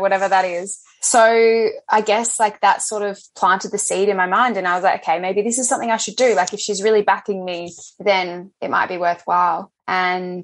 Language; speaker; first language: English; native; English